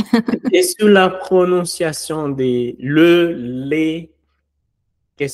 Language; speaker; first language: French; non-native, learner; Portuguese